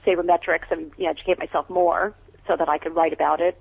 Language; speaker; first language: English; native; English